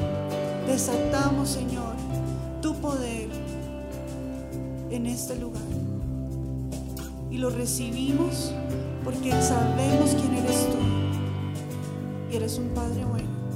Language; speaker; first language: Spanish; native; Spanish